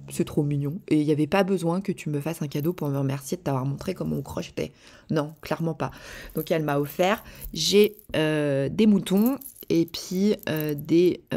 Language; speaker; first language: French; native; French